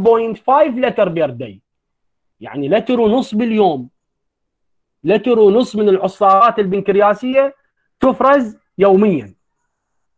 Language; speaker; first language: Arabic; native; Arabic